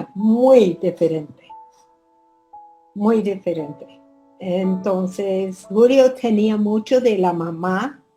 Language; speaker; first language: Spanish; non-native, fluent; English